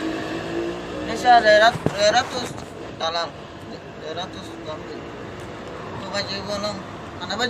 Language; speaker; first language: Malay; non-native, learner; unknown